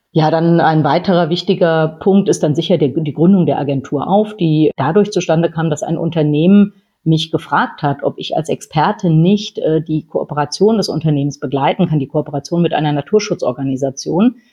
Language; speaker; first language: German; native; German